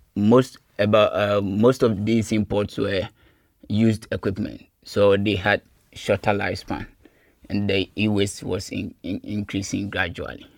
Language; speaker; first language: English; non-native, local second language; Akan